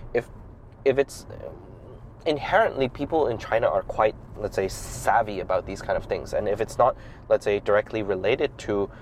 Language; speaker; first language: English; non-native, local second language; Cantonese